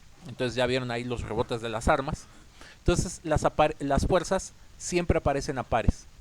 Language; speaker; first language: Spanish; native; Spanish